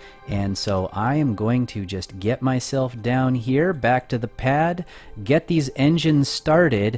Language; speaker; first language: English; native; English